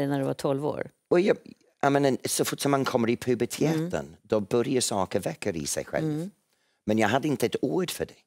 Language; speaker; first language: Swedish; non-native, fluent; English